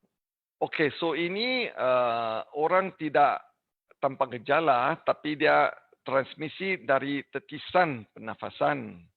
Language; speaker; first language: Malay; non-native, learner; English